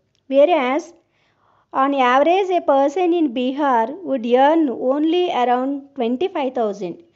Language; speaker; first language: English; non-native, local second language; Telugu